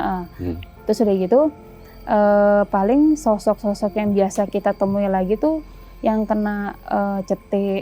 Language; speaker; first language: Indonesian; native; Indonesian